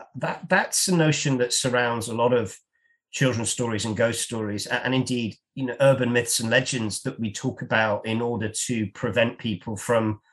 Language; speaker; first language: English; native; English